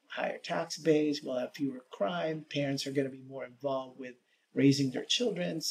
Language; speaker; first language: English; native; English